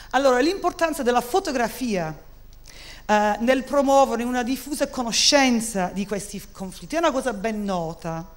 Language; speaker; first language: Italian; non-native, fluent; English